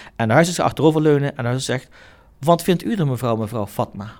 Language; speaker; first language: Dutch; early bilingual, other home language; Turkish